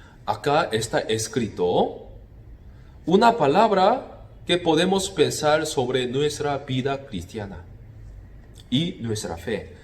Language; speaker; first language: Spanish; non-native, fluent; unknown